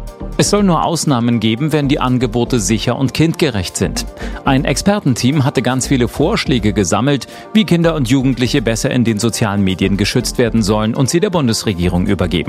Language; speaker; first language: German; native; German